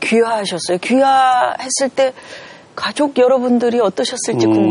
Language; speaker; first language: Korean; native; Korean